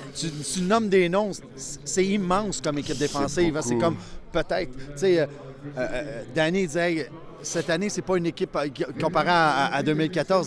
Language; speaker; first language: French; native; French